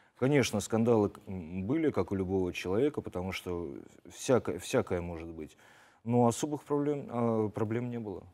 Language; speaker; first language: Russian; native; Russian